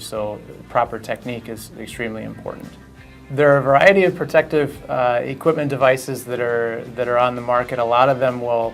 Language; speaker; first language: English; native; English